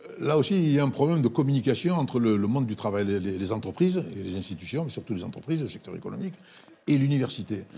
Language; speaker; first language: French; non-native, local second language; Arabic